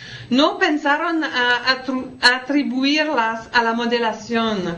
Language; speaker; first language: Spanish; non-native, learner; French